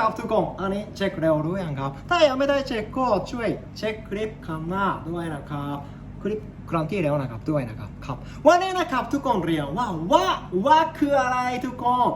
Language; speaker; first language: Thai; non-native, learner; Japanese